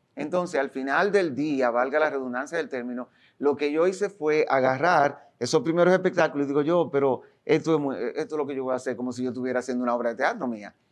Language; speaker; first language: Spanish; native; Spanish